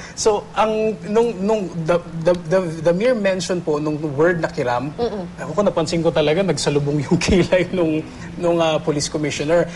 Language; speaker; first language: Filipino; native; Filipino